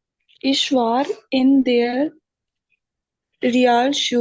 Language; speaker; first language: German; non-native, learner; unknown